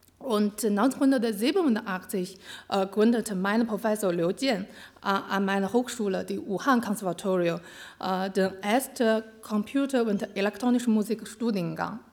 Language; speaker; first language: German; non-native, learner; Chinese